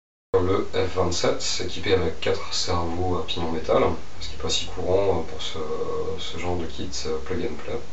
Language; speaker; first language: French; native; French